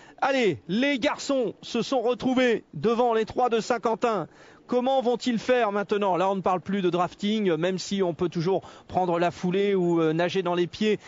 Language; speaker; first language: French; native; French